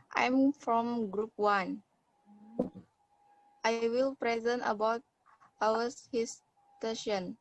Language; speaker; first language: English; non-native, learner; Indonesian